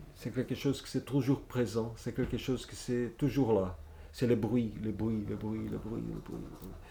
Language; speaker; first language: French; non-native, fluent; Portuguese